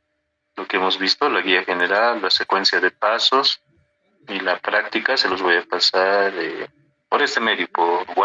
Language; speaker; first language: Spanish; native; Spanish